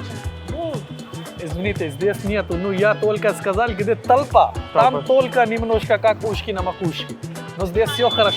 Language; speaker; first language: Russian; non-native, learner; Hindi